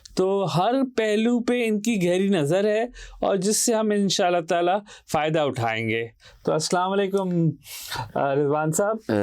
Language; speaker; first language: Urdu; native; Urdu